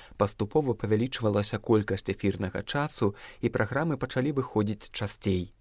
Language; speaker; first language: Belarusian; native; Belarusian